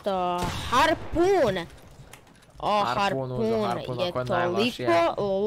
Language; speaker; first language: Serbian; early bilingual, heritage; Serbian